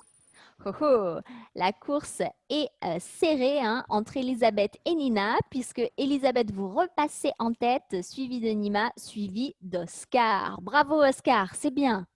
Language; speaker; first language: French; native; French